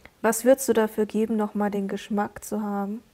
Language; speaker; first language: German; non-native, fluent; Vietnamese